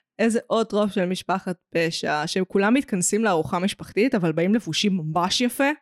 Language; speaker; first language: Hebrew; native; Hebrew